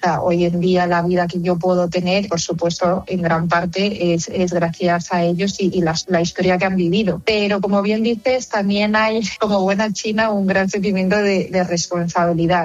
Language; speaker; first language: Spanish; native; Spanish